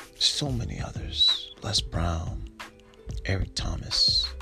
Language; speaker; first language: English; native; English